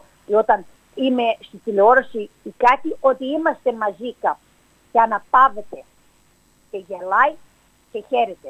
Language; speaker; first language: Greek; early bilingual, heritage; English